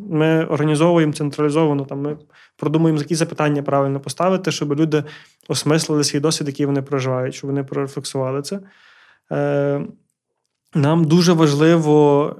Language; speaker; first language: Ukrainian; early bilingual, heritage; Ukrainian